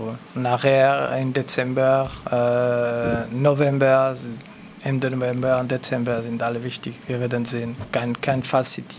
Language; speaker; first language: German; non-native, local second language; French